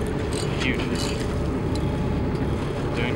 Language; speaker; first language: English; native; English